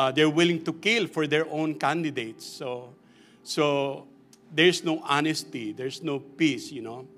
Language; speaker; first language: English; non-native, local second language; Filipino